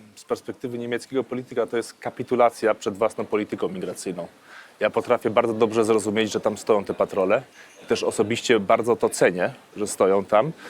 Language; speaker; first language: Polish; early bilingual, heritage; Polish